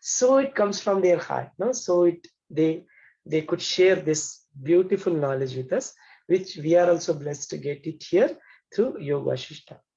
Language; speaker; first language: English; non-native, local second language; Hindi